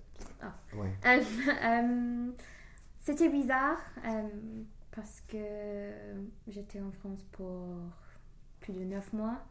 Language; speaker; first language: French; non-native, learner; English